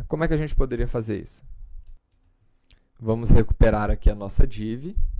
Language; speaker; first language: Portuguese; native; Portuguese